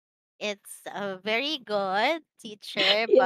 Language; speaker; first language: English; non-native, learner; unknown